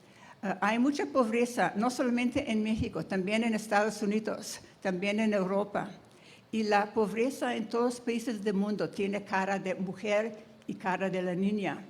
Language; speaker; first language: Spanish; non-native, fluent; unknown